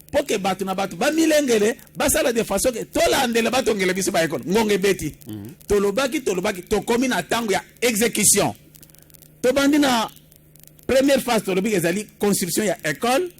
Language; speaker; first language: Lingala; non-native, local second language; Kongo